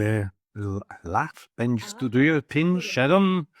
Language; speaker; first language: Polish; non-native, learner; English